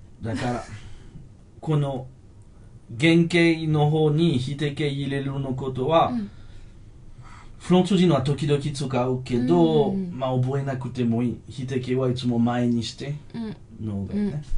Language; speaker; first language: Japanese; non-native, fluent; French